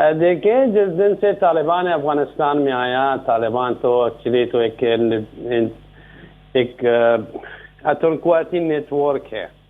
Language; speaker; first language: Hindi; non-native, learner; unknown